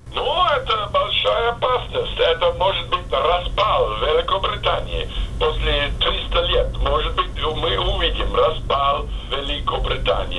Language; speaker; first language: Russian; non-native, fluent; English